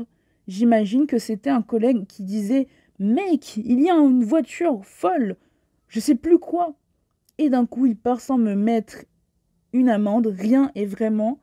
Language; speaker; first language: French; native; French